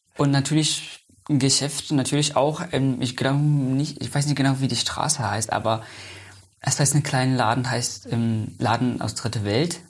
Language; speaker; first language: German; non-native, fluent; Persian